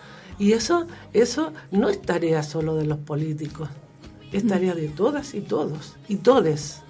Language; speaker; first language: Spanish; native; Spanish